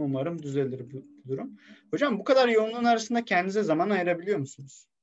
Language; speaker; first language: Turkish; native; Turkish